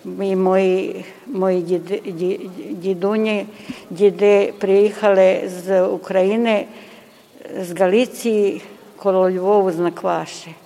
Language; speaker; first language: Ukrainian; early bilingual, heritage; Ukrainian